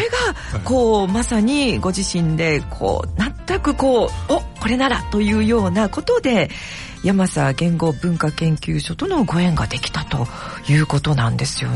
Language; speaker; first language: Japanese; native; Japanese